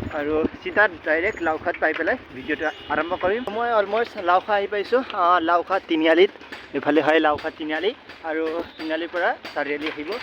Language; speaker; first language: Assamese; non-native, local second language; Nepali